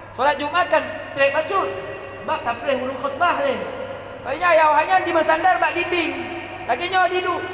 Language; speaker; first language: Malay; non-native, local second language; Achinese